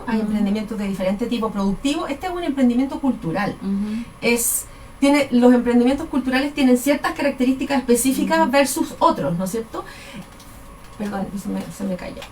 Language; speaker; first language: Spanish; native; Spanish